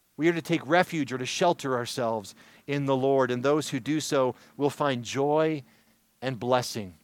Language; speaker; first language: English; native; English